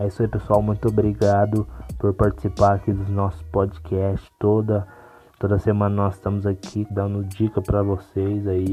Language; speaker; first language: Portuguese; native; Portuguese